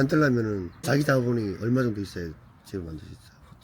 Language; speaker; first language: Korean; native; Korean